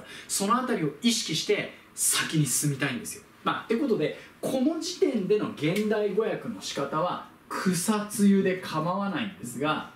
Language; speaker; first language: Japanese; native; Japanese